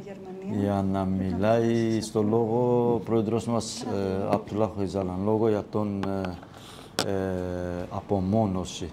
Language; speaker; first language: Greek; non-native, learner; Kurdish